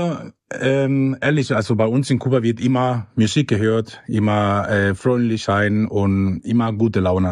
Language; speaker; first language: German; non-native, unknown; Spanish